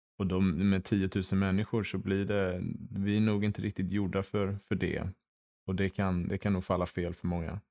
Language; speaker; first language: Swedish; early bilingual, heritage; Swedish